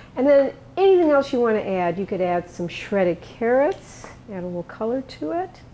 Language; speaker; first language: English; native; English